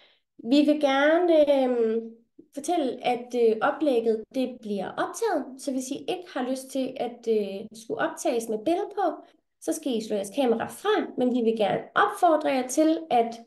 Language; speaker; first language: Danish; native; Danish